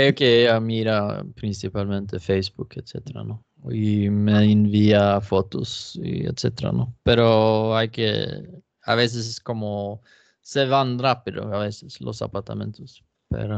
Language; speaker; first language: Spanish; non-native, fluent; Swedish